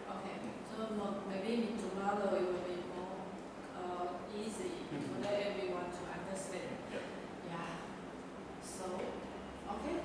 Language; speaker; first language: English; non-native, learner; Chinese